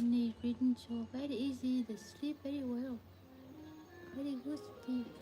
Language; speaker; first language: English; non-native, learner; Vietnamese